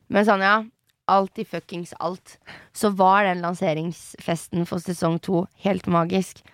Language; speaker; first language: Norwegian; early bilingual, other home language; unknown